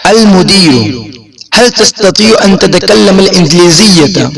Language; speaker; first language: Arabic; non-native, fluent; Urdu